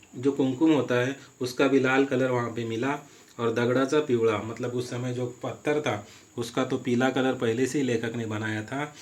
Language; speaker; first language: Hindi; non-native, local second language; Marathi